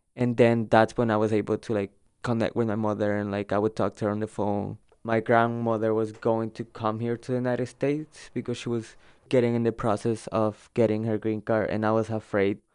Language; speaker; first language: English; early bilingual, other home language; Spanish